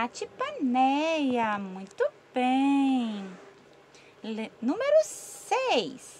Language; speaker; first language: Portuguese; native; Portuguese